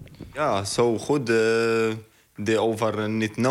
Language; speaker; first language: Dutch; non-native, learner; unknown